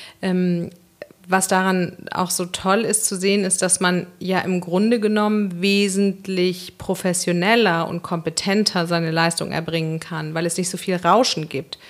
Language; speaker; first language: German; native; German